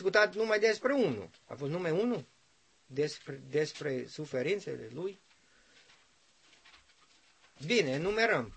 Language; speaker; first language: Romanian; non-native, learner; English